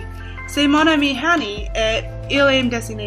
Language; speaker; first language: French; non-native, learner; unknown